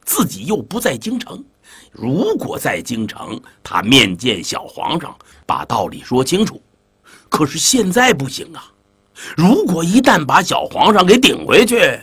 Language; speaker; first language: Chinese; native; Chinese